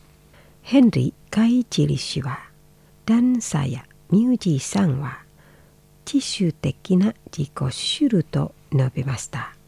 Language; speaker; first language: Japanese; non-native, learner; Indonesian